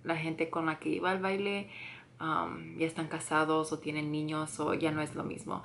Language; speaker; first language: Spanish; early bilingual, heritage; Spanish